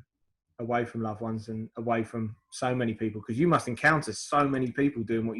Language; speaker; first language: English; native; English